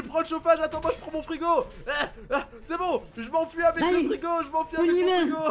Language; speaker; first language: French; native; French